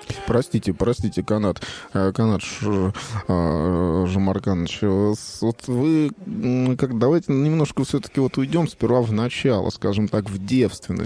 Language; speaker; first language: Russian; native; Russian